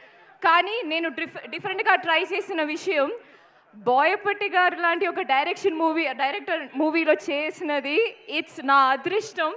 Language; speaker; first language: Telugu; non-native, local second language; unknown